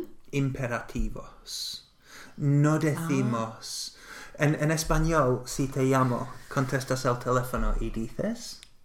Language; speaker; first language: Spanish; non-native, fluent; English